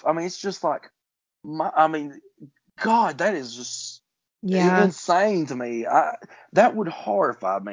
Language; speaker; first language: English; native; English